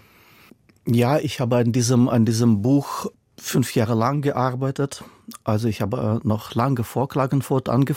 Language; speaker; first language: German; non-native, fluent; Russian